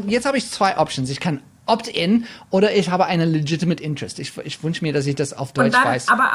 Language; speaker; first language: German; non-native, fluent; English